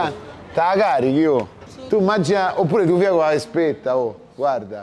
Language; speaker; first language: Italian; native; Italian